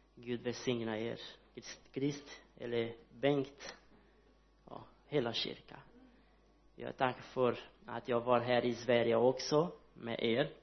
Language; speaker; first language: Swedish; non-native, learner; Portuguese